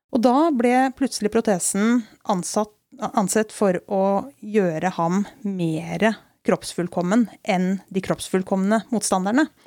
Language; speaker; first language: Norwegian; native; Norwegian